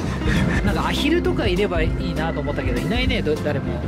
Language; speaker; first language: Japanese; native; Japanese